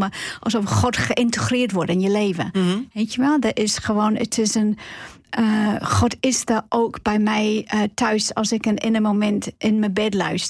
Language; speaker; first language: Dutch; non-native, fluent; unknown